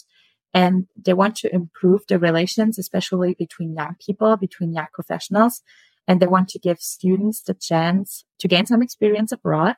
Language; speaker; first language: English; non-native, fluent; German